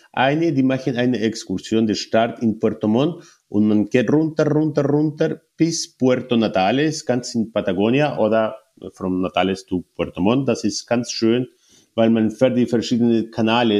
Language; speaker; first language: German; non-native, learner; Spanish